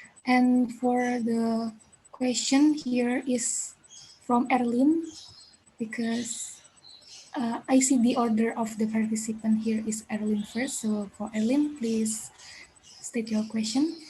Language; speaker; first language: English; non-native, learner; Indonesian